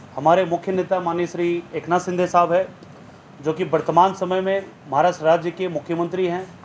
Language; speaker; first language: Hindi; native; Hindi